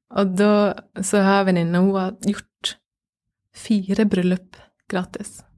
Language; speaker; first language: Norwegian; native; Norwegian